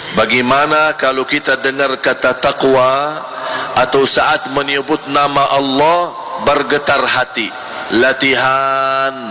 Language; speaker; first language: Malay; non-native, fluent; Arabic